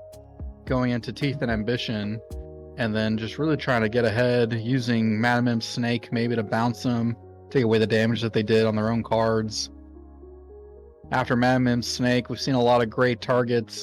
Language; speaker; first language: English; native; English